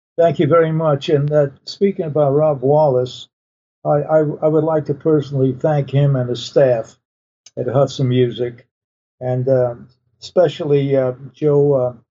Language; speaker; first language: English; early bilingual, other home language; Polish